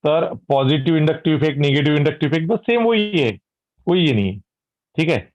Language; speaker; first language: Hindi; non-native, local second language; Marathi